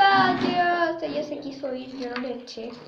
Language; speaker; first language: Spanish; native; Spanish